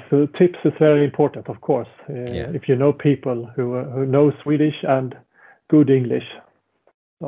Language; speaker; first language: English; non-native, fluent; Swedish